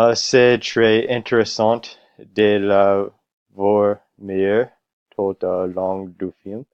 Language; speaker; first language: French; non-native, learner; English